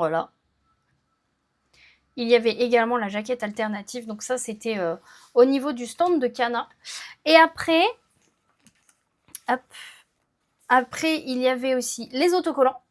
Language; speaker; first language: French; native; French